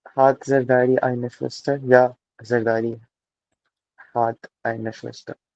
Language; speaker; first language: German; non-native, learner; Urdu